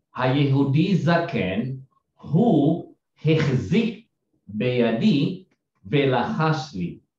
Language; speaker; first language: Hebrew; non-native, learner; Indonesian